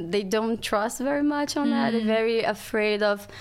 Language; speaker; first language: English; non-native, learner; Portuguese